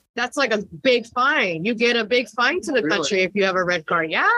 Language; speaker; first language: English; early bilingual, other home language; Spanish